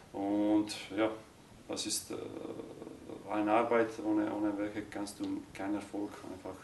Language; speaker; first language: German; non-native, learner; Croatian